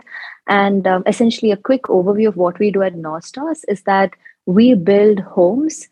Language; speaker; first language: English; non-native, local second language; Malayalam